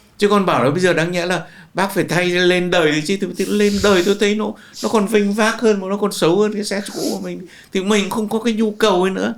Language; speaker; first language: Vietnamese; native; Vietnamese